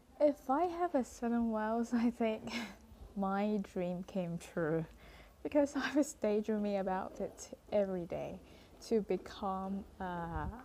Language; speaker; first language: English; non-native, learner; Chinese